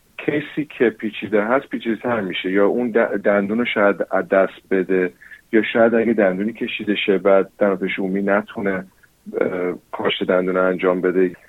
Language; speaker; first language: Persian; early bilingual, heritage; Persian